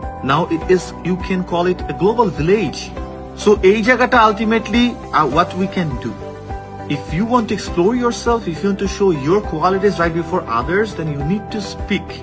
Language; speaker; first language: English; non-native, local second language; Bangla